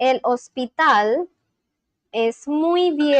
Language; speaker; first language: Spanish; non-native, learner; Bangla